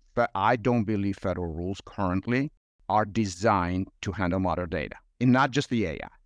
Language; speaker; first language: English; non-native, fluent; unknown